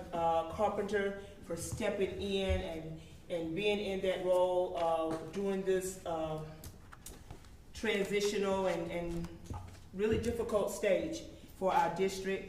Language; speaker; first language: English; native; English